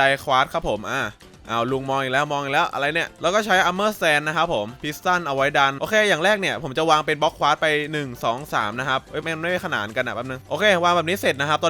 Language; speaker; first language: Thai; native; Thai